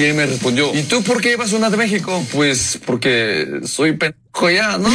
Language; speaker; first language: Spanish; non-native, fluent; Korean